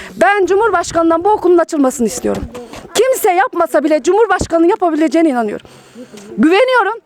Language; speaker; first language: Turkish; native; Turkish